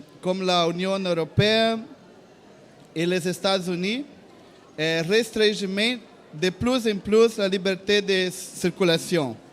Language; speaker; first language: French; non-native, learner; Portuguese